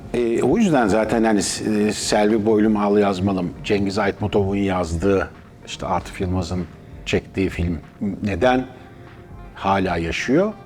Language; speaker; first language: Turkish; native; Turkish